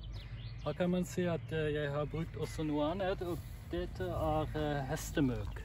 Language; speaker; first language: Norwegian; non-native, fluent; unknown